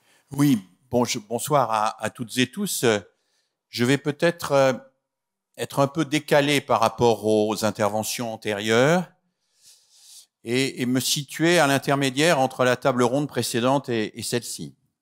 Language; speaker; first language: French; native; French